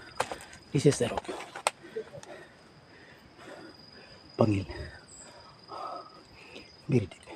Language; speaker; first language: English; non-native, local second language; Filipino